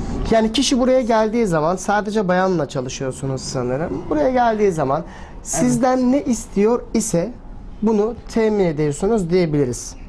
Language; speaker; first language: Turkish; native; Turkish